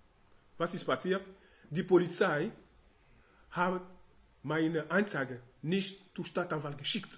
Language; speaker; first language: German; non-native, learner; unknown